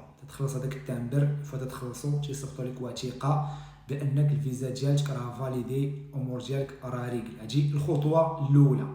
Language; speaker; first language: Arabic; native; Arabic